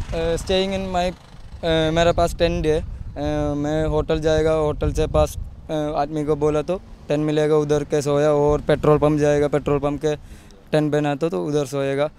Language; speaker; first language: Hindi; non-native, local second language; Malayalam